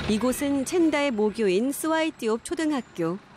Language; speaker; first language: Korean; native; Korean